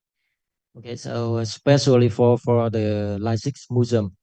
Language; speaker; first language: English; non-native, fluent; Vietnamese